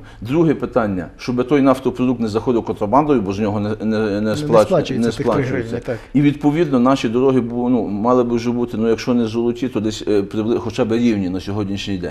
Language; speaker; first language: Ukrainian; native; Ukrainian